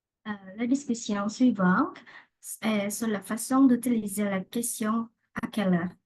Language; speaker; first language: French; non-native, learner; Indonesian